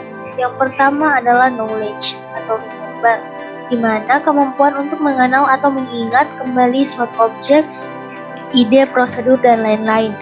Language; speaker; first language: Indonesian; native; Indonesian